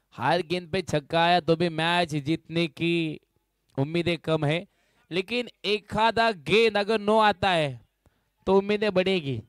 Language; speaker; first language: Hindi; non-native, local second language; Marathi